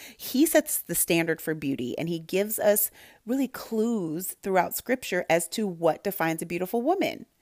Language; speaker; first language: English; native; English